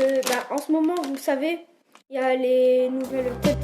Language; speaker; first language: French; native; French